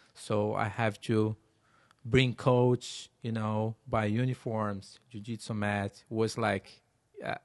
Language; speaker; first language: English; non-native, learner; Portuguese